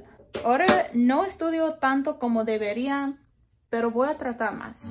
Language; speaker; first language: Spanish; non-native, learner; English